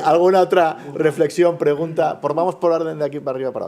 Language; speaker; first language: Spanish; native; Spanish